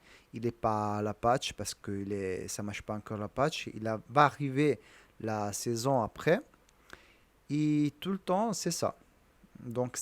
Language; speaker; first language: French; non-native, learner; Italian